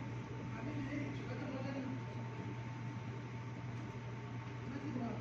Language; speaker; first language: Arabic; non-native, learner; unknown